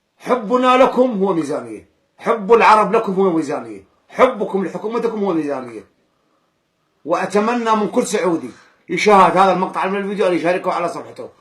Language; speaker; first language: Arabic; native; Arabic